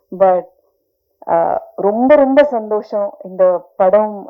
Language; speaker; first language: Tamil; non-native, learner; Malayalam